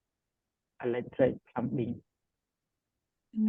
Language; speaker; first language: English; non-native, learner; Khmer